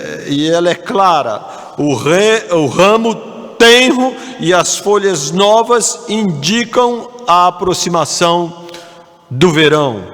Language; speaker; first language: Portuguese; native; Portuguese